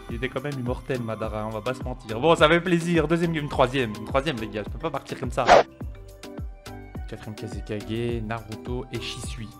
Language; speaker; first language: French; native; French